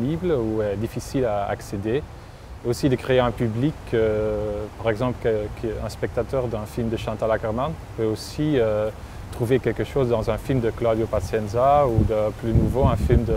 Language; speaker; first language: French; non-native, local second language; Dutch